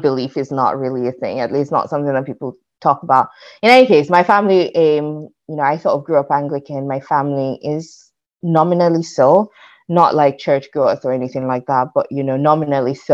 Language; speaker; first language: English; non-native, local second language; Yoruba